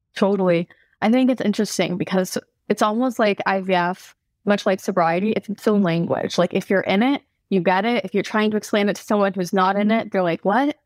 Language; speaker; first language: English; native; English